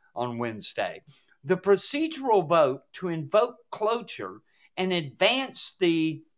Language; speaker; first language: English; native; English